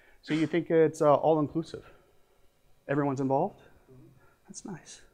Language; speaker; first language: English; native; English